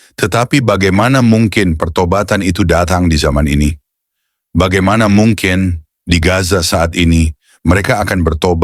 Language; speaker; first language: Indonesian; native; Indonesian